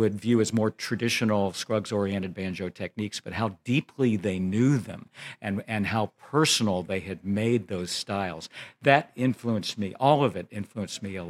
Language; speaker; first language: English; native; English